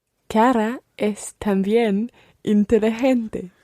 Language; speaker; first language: Spanish; non-native, learner; English